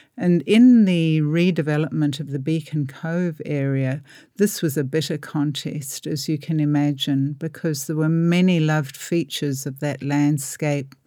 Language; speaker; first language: English; native; English